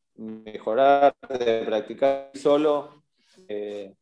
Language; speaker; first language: Spanish; native; Spanish